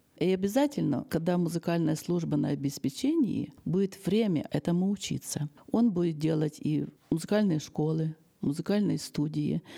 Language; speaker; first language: Russian; non-native, local second language; Ukrainian